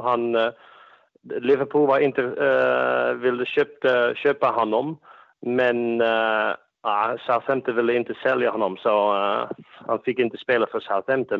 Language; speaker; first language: Swedish; non-native, fluent; Dutch